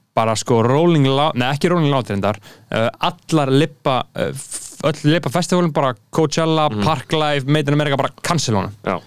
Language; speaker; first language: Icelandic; non-native, fluent; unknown